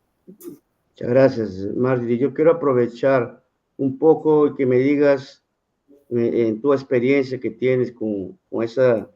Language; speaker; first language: Spanish; non-native, fluent; Portuguese